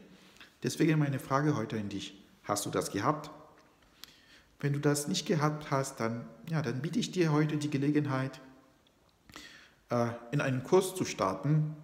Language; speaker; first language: German; non-native, fluent; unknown